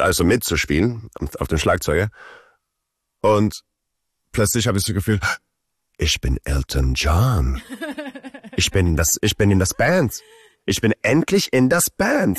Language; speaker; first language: German; early bilingual, heritage; Swedish